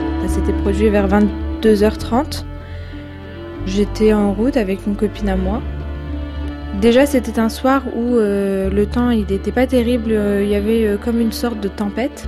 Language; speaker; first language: French; native; French